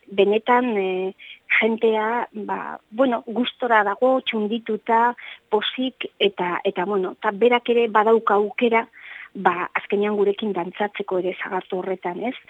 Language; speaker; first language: Basque; native; Basque